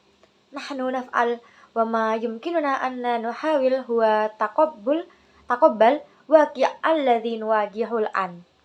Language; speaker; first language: Arabic; non-native, learner; Indonesian